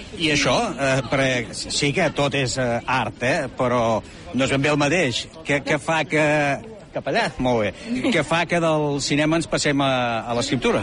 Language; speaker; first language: Catalan; native; Catalan